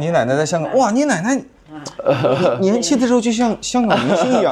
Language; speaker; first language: Chinese; native; Chinese